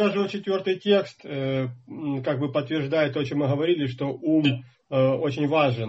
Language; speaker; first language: Russian; native; Russian